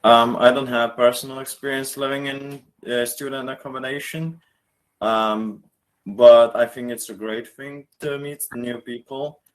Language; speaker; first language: English; non-native, fluent; Lithuanian